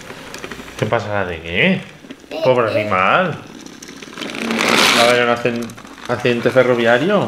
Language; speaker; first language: Spanish; native; Spanish